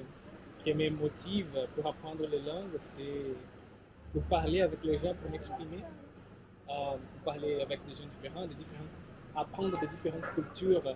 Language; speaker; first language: French; non-native, fluent; Portuguese